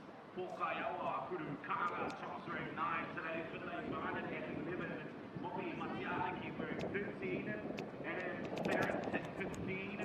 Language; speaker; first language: English; native; English